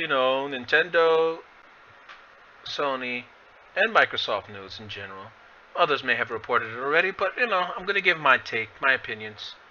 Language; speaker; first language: English; native; English